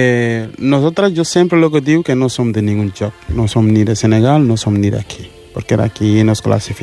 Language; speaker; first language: Catalan; early bilingual, other home language; Wolof